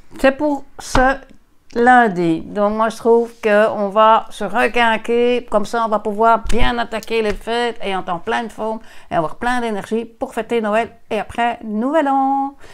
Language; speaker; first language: French; native; French